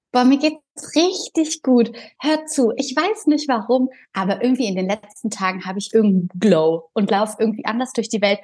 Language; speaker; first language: German; early bilingual, other home language; Bulgarian